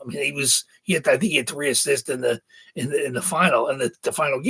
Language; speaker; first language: English; native; English